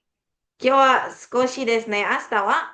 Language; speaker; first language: Japanese; non-native, fluent; Indonesian